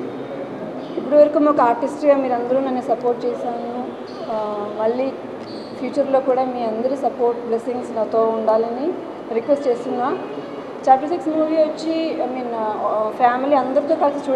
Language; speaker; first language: Telugu; non-native, fluent; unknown